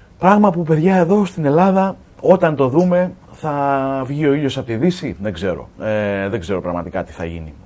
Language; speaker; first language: Greek; native; Greek